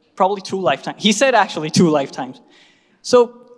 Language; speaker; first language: English; non-native, local second language; Hindi